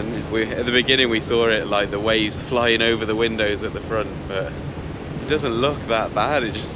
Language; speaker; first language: English; native; English